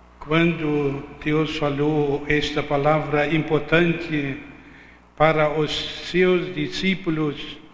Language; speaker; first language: Portuguese; non-native, fluent; German